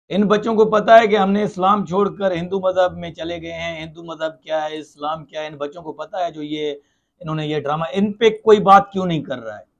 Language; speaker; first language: Urdu; non-native, local second language; Sindhi